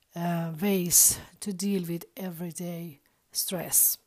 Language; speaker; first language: English; non-native, fluent; Persian